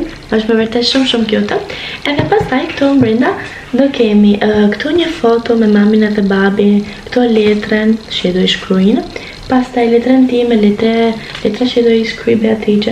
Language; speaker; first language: Albanian; early bilingual, heritage; Albanian